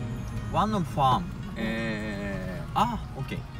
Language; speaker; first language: English; non-native, learner; Japanese